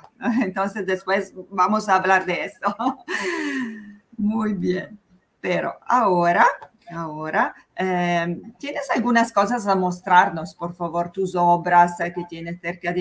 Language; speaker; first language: Spanish; non-native, fluent; Italian